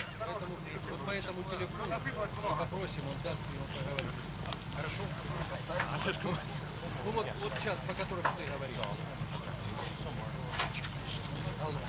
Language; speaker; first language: Russian; native; Russian